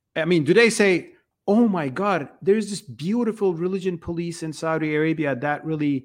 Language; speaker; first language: English; non-native, fluent; Turkish